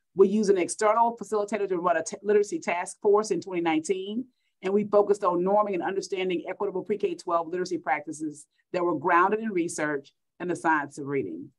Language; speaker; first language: English; native; English